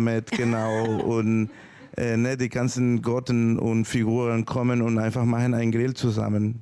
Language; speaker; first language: German; non-native, learner; Spanish